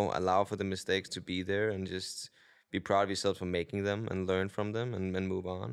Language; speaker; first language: English; non-native, fluent; Danish